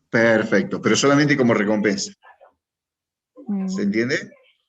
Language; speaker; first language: Spanish; native; Spanish